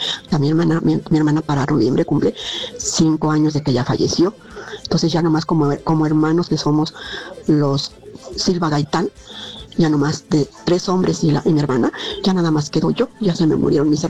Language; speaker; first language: Spanish; native; Spanish